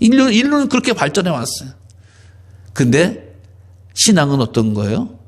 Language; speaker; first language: Korean; native; Korean